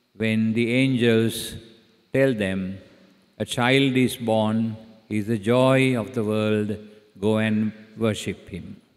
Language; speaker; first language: English; non-native, local second language; Sinhala